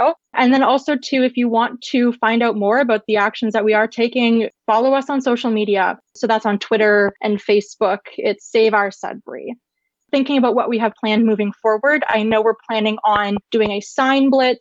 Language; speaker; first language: English; native; English